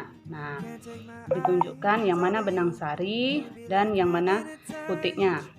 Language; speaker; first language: Indonesian; native; Indonesian